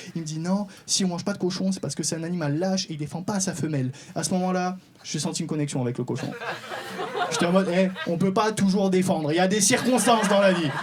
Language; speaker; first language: French; non-native, local second language; Arabic